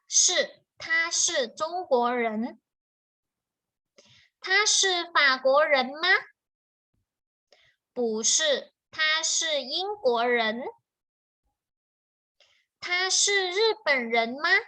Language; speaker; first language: Chinese; non-native, fluent; Thai